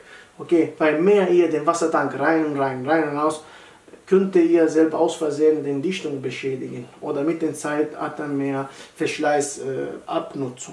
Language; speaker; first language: German; non-native, learner; Italian